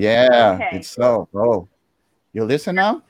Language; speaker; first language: English; non-native, learner; Portuguese